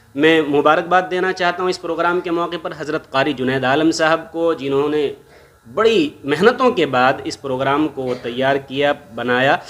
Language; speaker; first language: Urdu; native; Urdu